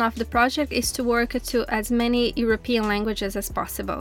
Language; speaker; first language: English; non-native, fluent; Portuguese